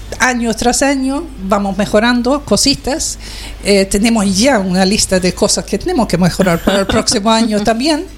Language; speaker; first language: Spanish; non-native, fluent; Swedish